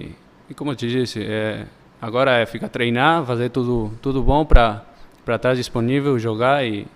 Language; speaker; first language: Portuguese; early bilingual, heritage; Spanish